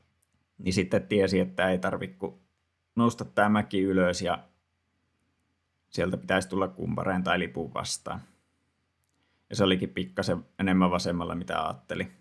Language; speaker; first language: Finnish; native; Finnish